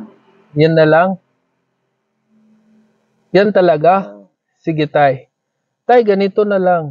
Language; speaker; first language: Filipino; non-native, learner; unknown